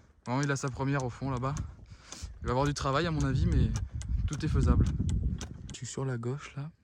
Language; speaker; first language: French; native; French